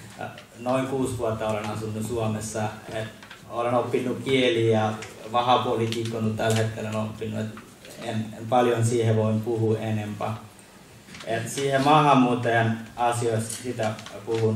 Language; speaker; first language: Finnish; non-native, learner; Turkish